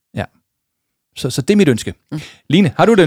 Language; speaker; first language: Danish; native; Danish